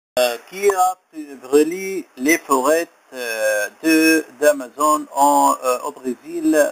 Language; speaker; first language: French; non-native, learner; Arabic